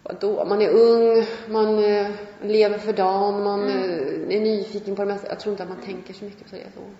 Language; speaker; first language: Swedish; native; Swedish